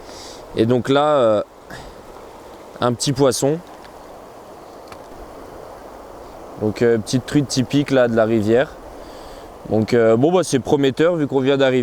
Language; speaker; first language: French; native; French